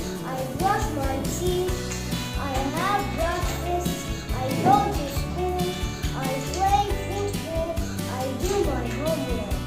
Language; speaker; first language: English; non-native, learner; Arabic